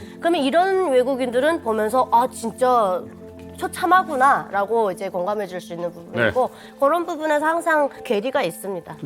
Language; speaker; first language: Korean; native; Korean